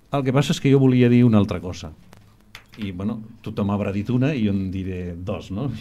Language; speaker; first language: Catalan; non-native, local second language; Spanish